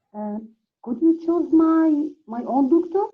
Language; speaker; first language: English; non-native, learner; Arabic